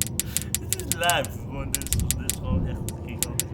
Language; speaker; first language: Dutch; non-native, local second language; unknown